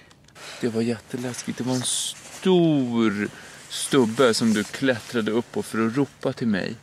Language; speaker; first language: Swedish; native; Swedish